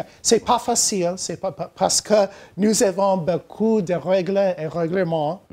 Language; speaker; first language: French; non-native, learner; English